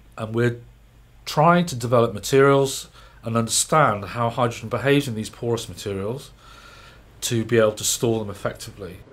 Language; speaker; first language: English; native; English